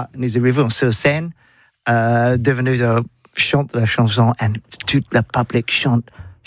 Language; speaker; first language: French; non-native, learner; English